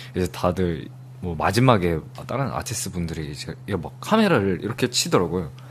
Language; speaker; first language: Korean; early bilingual, other home language; English